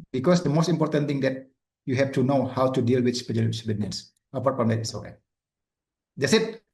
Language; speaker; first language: English; non-native, learner; Indonesian